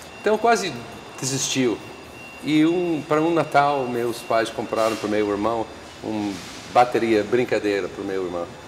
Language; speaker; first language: Portuguese; non-native, fluent; English